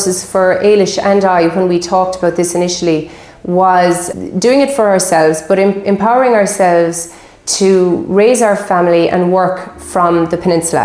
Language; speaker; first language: English; native; English